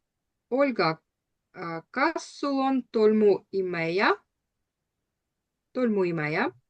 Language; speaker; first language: Estonian; non-native, learner; Russian